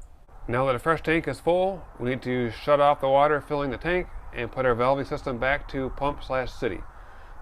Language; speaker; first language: English; native; English